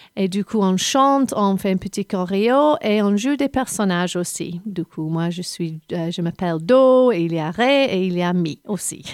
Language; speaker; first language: French; non-native, fluent; English